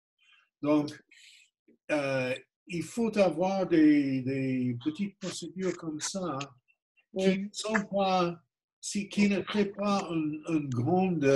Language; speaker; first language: French; non-native, fluent; English